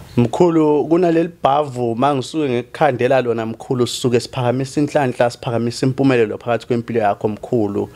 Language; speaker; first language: Zulu; native; Zulu